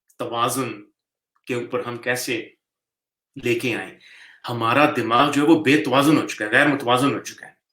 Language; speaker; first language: Urdu; non-native, local second language; Punjabi